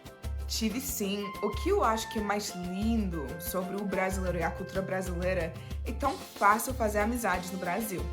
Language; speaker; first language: Portuguese; non-native, fluent; English